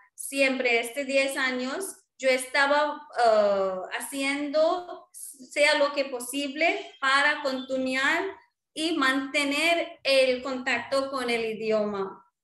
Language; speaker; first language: Spanish; non-native, fluent; Marwari